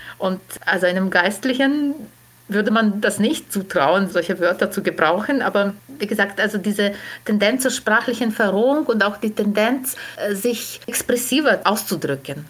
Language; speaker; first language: German; non-native, fluent; Ukrainian